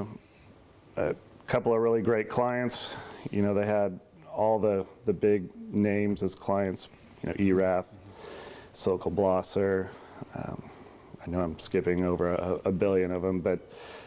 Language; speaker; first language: English; native; English